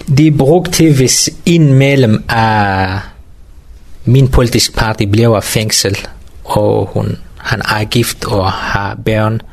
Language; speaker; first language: Danish; non-native, learner; Kurdish